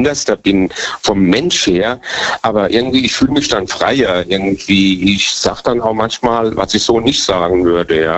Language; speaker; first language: German; native; German